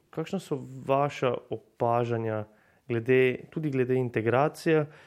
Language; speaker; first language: Slovenian; native; Slovenian